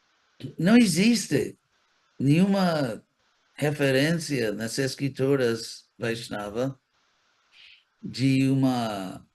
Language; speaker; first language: Portuguese; non-native, fluent; English